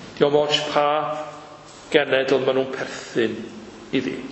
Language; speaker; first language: Welsh; native; Welsh